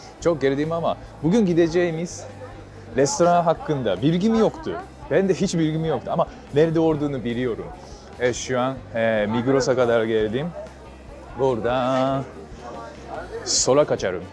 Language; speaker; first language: Turkish; non-native, fluent; Japanese